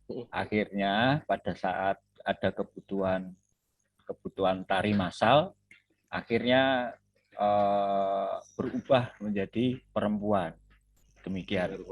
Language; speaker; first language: Indonesian; native; Indonesian